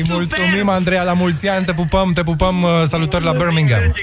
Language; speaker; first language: Romanian; native; Romanian